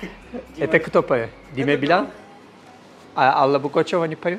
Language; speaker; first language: Russian; non-native, fluent; Turkish